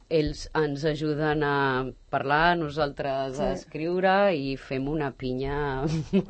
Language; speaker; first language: Catalan; non-native, fluent; Portuguese